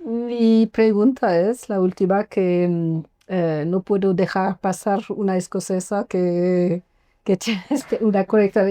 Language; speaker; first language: Spanish; non-native, fluent; English